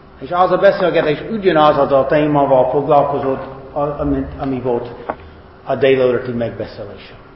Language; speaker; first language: Hungarian; non-native, fluent; English